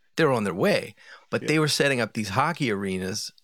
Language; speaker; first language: English; native; English